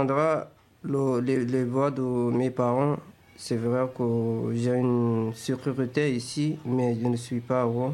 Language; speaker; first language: French; non-native, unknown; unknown